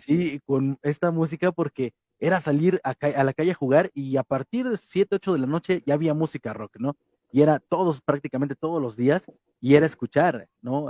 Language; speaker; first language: Spanish; native; Spanish